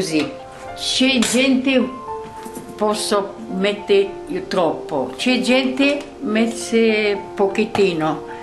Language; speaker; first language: Italian; non-native, learner; Arabic